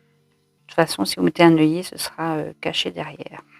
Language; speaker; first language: French; native; French